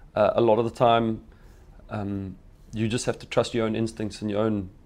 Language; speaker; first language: English; native; English